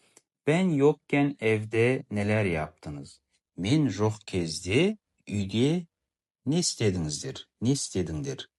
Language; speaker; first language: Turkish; non-native, fluent; Kazakh